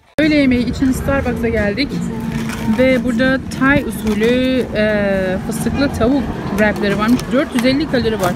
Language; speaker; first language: Turkish; native; Turkish